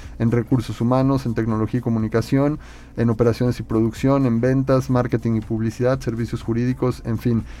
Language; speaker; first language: Spanish; native; Spanish